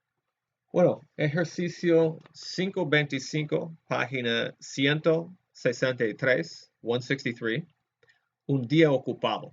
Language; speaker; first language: Spanish; non-native, fluent; English